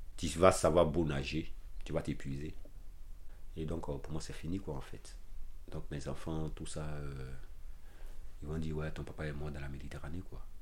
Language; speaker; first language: French; non-native, local second language; Dyula